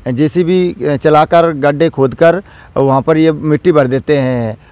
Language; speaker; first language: Hindi; native; Hindi